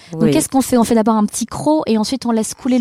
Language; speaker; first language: French; native; French